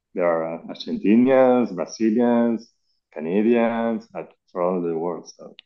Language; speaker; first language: English; non-native, learner; Spanish